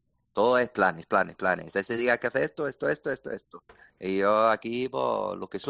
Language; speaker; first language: Spanish; non-native, fluent; English